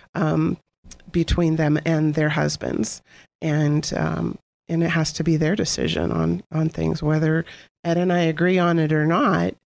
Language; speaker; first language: English; native; English